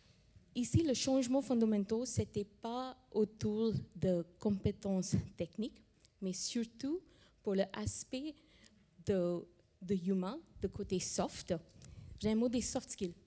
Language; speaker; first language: French; non-native, fluent; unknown